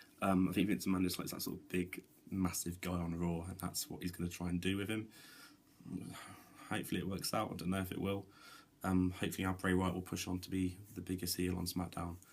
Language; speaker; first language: English; native; English